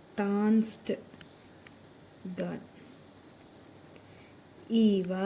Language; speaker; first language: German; non-native, fluent; Malayalam